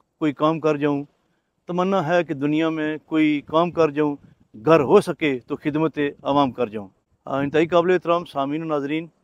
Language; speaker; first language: Urdu; non-native, local second language; Pahari-Potwari